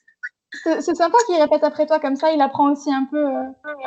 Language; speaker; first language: French; native; French